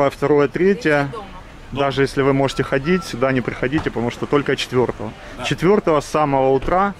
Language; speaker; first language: Russian; native; Russian